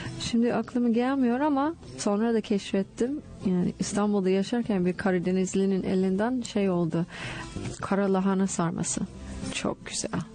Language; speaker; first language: Turkish; non-native, fluent; English